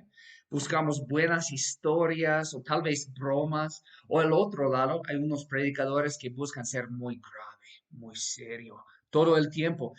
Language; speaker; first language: Spanish; non-native, fluent; English